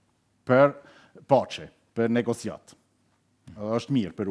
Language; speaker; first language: Albanian; non-native, learner; German